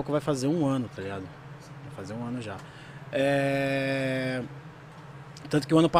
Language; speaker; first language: Portuguese; native; Portuguese